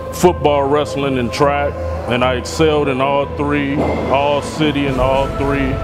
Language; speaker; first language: English; native; English